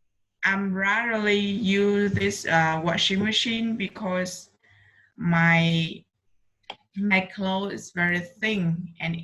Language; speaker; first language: English; non-native, learner; Vietnamese